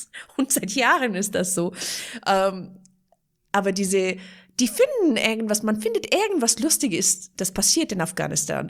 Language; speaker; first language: German; non-native, fluent; Persian